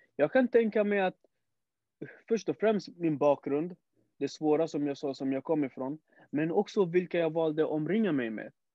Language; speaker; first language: Swedish; early bilingual, other home language; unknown